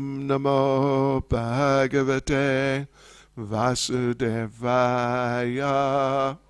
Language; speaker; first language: Russian; non-native, learner; English